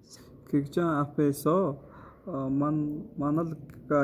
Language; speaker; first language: Korean; non-native, fluent; Mongolian